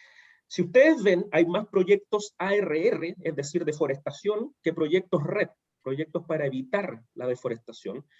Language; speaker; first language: Spanish; native; Spanish